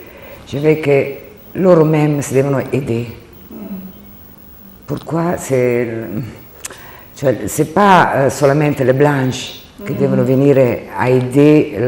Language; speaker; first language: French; non-native, learner; Italian